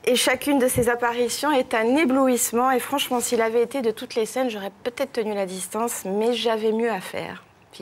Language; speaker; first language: French; native; French